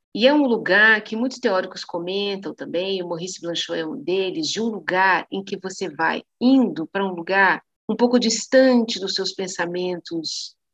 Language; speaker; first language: Portuguese; native; Portuguese